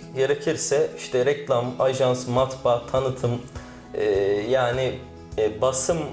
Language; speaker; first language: Turkish; native; Turkish